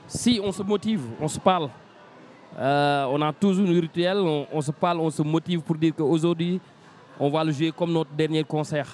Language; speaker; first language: French; non-native, local second language; Wolof